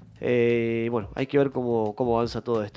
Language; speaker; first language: Spanish; native; Spanish